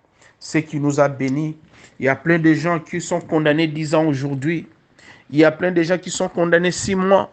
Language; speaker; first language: French; non-native, local second language; Lingala